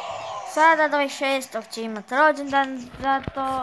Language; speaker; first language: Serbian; early bilingual, heritage; Croatian